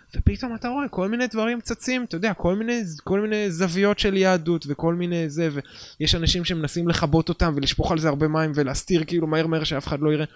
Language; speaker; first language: Hebrew; native; Hebrew